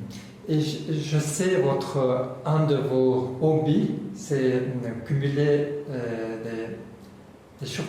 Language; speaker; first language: French; non-native, learner; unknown